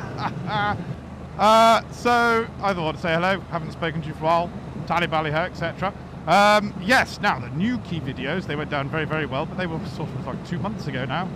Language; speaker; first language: English; native; English